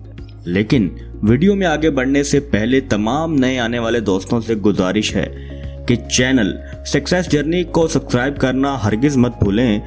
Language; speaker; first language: Urdu; native; Urdu